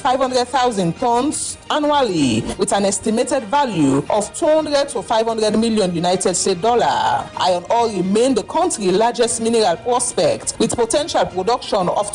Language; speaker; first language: English; non-native, local second language; Krio